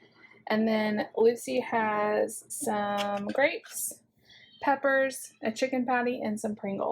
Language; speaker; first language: English; native; English